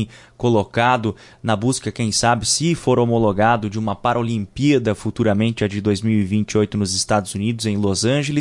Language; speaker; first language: Portuguese; native; Portuguese